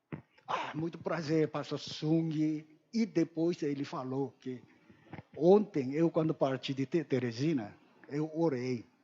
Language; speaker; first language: Portuguese; non-native, learner; Korean